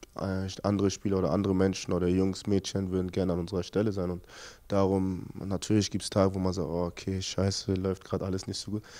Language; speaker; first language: German; native; German